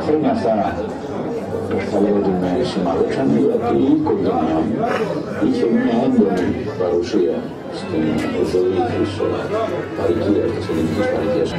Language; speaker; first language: Greek; early bilingual, heritage; Greek